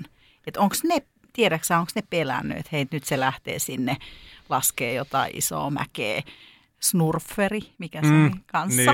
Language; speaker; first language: Finnish; native; Finnish